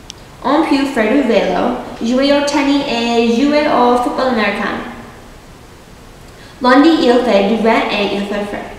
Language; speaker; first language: French; non-native, learner; English